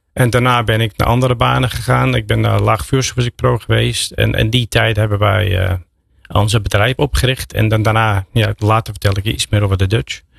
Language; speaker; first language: Dutch; non-native, fluent; English